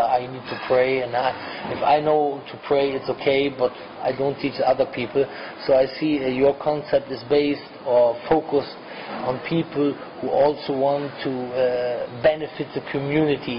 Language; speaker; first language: English; non-native, fluent; German